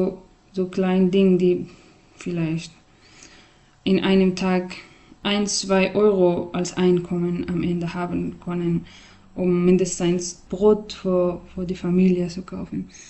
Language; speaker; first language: German; non-native, fluent; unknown